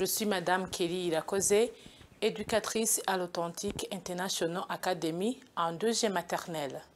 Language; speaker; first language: French; non-native, local second language; Kinyarwanda